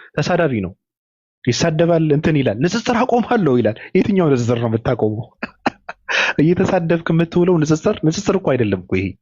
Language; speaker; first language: Amharic; native; Amharic